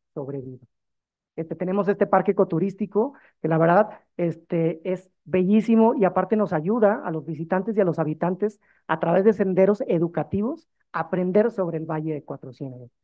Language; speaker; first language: Spanish; native; Spanish